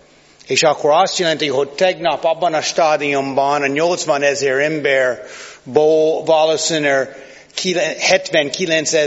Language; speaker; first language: Hungarian; non-native, fluent; English